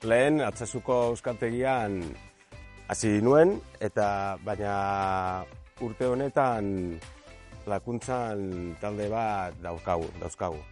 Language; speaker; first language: Basque; non-native, learner; Spanish